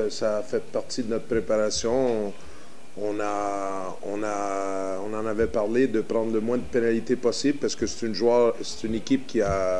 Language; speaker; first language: French; native; French